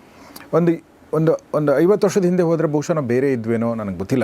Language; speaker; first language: Kannada; native; Kannada